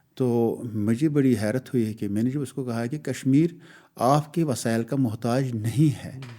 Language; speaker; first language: Urdu; non-native, local second language; Kashmiri